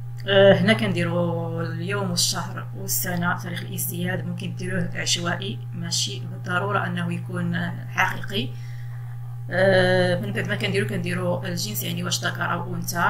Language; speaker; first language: Arabic; native; Arabic